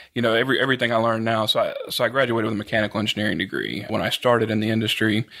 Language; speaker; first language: English; native; English